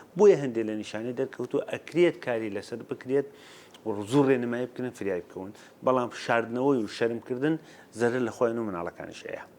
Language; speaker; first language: Central Kurdish; native; Central Kurdish